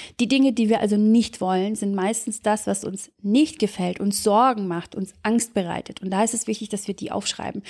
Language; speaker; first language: German; early bilingual, other home language; Serbian